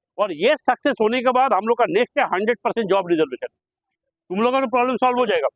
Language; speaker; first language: Hindi; non-native, local second language; Bangla